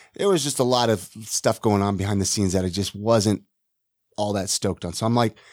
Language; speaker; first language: English; native; English